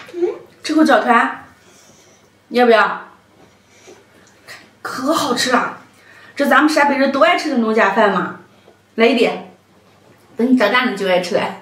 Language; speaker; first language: Chinese; native; Chinese